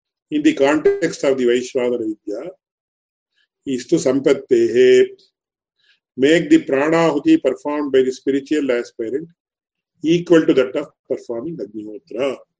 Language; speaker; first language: English; non-native, local second language; Tamil